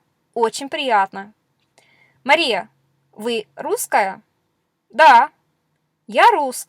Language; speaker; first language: Russian; non-native, fluent; English